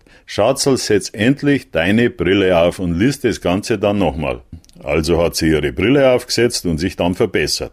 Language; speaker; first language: German; native; German